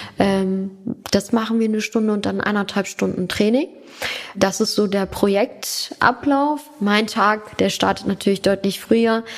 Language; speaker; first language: German; native; German